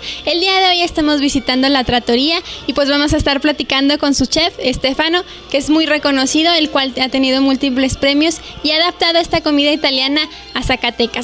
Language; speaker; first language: Spanish; native; Spanish